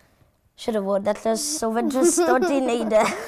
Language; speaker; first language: Welsh; native; Welsh